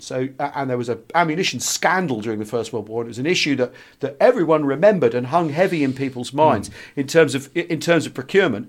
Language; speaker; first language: English; native; English